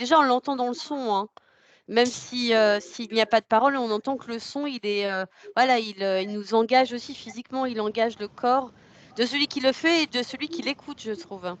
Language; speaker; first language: French; native; French